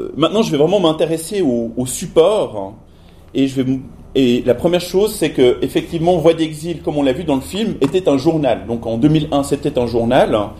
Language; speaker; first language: French; native; French